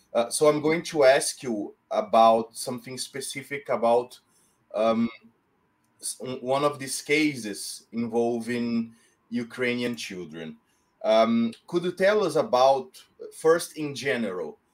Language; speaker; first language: English; non-native, fluent; Portuguese